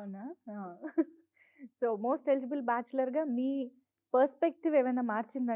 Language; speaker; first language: Telugu; native; Telugu